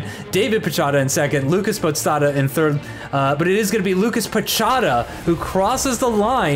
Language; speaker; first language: English; native; English